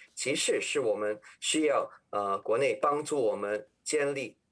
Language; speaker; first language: Chinese; non-native, local second language; Cantonese